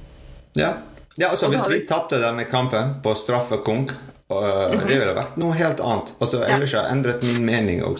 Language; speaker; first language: Norwegian; non-native, fluent; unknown